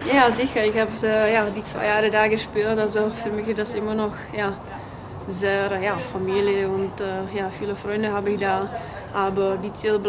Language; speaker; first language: German; non-native, fluent; Czech